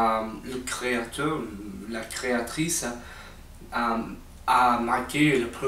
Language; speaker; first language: French; non-native, fluent; English